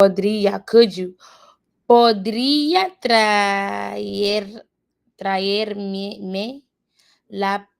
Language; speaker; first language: Spanish; non-native, learner; English